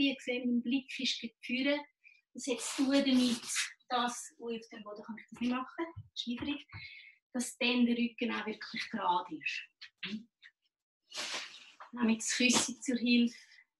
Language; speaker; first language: German; native; German